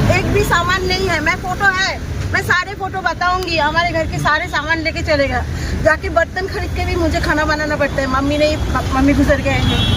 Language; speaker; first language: Hindi; non-native, local second language; Bangla